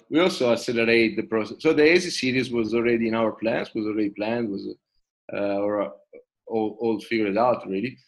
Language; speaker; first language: English; non-native, fluent; Italian